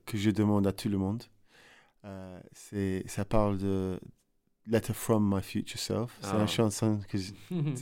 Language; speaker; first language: French; non-native, learner; English